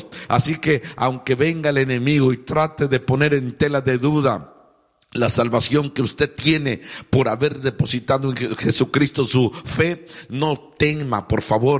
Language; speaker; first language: Spanish; native; Spanish